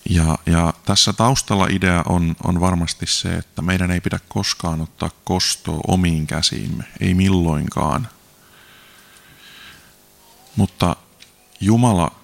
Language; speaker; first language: Finnish; native; Finnish